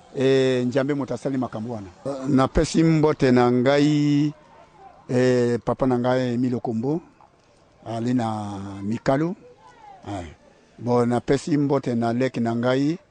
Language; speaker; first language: Lingala; native; Lingala